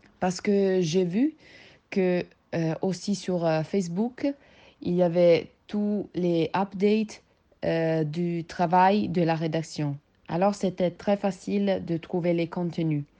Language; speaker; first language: French; non-native, learner; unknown